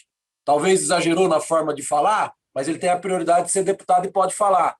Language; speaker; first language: Portuguese; native; Portuguese